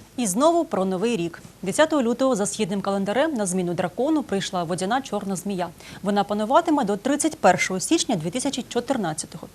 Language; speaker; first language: Ukrainian; native; Ukrainian